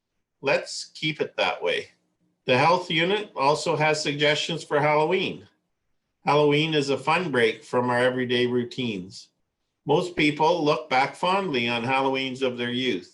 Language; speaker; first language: English; native; English